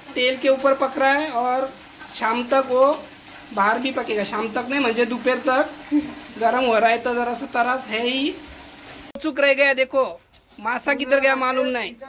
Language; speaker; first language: Hindi; non-native, local second language; Marathi